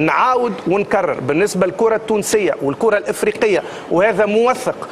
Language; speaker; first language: Arabic; native; Arabic